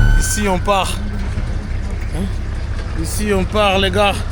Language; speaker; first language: French; non-native, local second language; Swahili